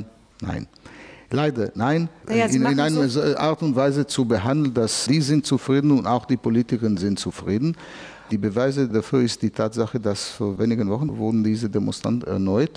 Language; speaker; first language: German; non-native, fluent; Hebrew